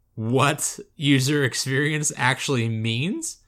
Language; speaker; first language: English; native; English